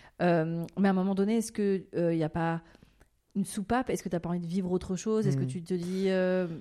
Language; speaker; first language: French; native; French